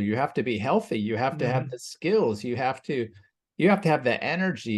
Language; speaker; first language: English; native; English